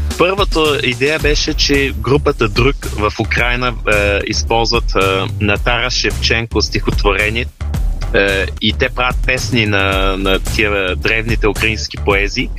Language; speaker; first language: Bulgarian; early bilingual, heritage; Bulgarian